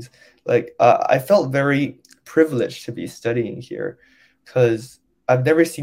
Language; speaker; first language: English; non-native, local second language; Cantonese